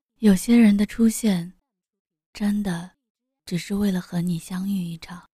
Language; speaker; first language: Chinese; native; Chinese